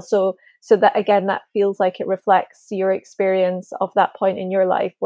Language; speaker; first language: English; native; English